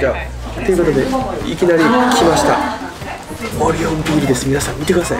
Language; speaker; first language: Japanese; native; Japanese